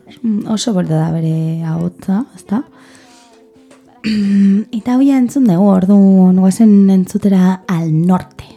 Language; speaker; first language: Basque; non-native, learner; Spanish